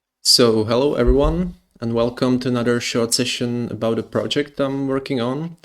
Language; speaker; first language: English; non-native, fluent; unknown